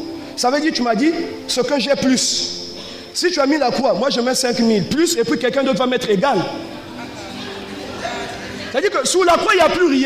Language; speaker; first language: French; non-native, local second language; Lingala